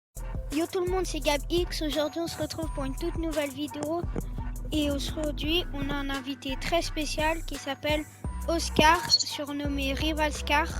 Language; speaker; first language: French; native; French